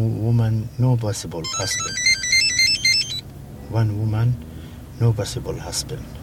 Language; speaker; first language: English; non-native, learner; Arabic